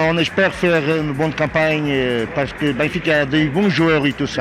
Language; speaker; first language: French; non-native, learner; Portuguese